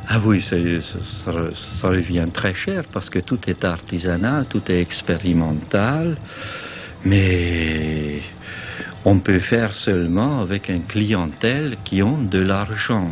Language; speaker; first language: French; non-native, fluent; Hungarian